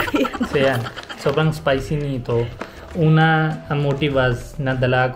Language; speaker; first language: Filipino; non-native, learner; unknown